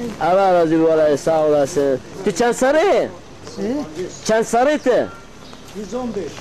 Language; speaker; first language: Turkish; non-native, local second language; Zaza